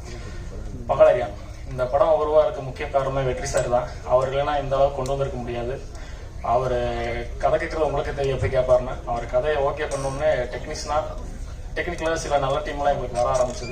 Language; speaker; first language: Tamil; native; Tamil